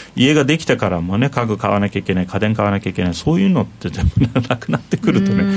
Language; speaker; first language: Japanese; non-native, fluent; Turkish